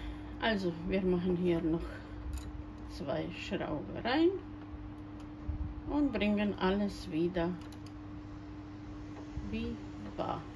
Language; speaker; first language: German; non-native, fluent; Croatian